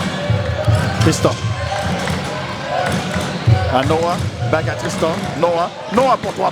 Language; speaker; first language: French; native; French